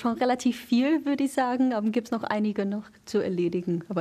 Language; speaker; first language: German; non-native, fluent; English